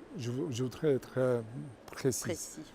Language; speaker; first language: French; non-native, fluent; Czech